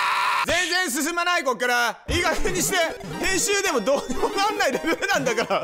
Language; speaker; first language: Japanese; native; Japanese